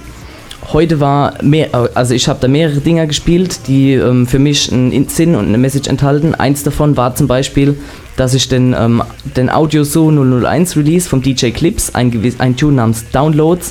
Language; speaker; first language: German; native; German